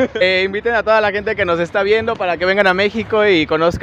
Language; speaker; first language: Spanish; native; Spanish